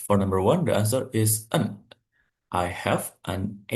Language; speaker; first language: English; non-native, fluent; Indonesian